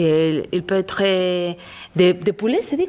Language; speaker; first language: French; non-native, learner; Spanish